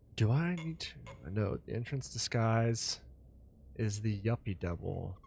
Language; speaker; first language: English; native; English